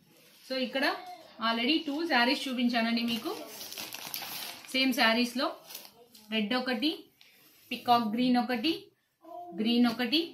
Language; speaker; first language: Telugu; native; Telugu